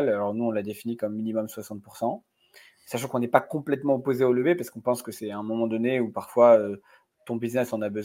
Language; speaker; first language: French; native; French